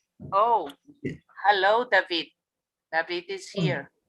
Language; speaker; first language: English; non-native, fluent; Spanish